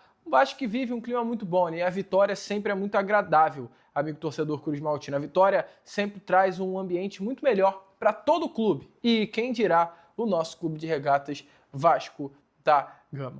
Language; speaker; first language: Portuguese; native; Portuguese